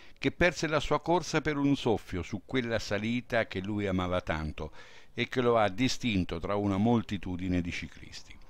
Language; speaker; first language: Italian; native; Italian